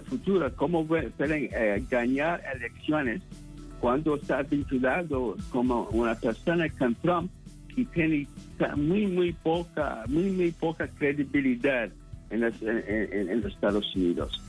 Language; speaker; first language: Spanish; non-native, fluent; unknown